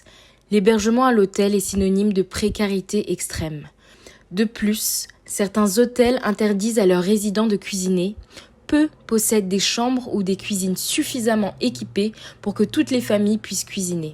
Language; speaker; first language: French; native; French